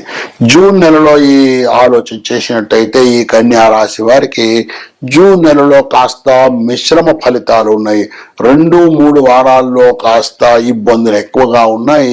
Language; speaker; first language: Telugu; native; Telugu